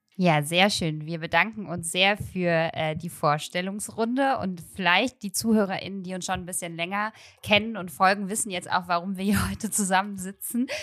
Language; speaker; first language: German; native; German